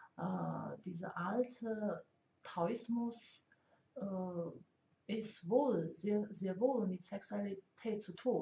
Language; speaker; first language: German; non-native, learner; Chinese